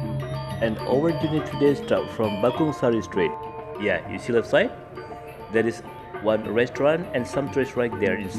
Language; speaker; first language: English; non-native, learner; Indonesian